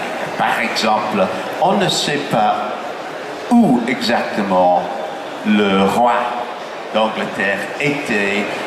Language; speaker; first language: French; non-native, fluent; English